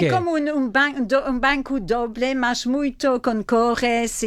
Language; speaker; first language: Portuguese; non-native, fluent; French